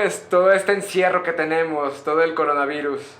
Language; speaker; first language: Spanish; native; Spanish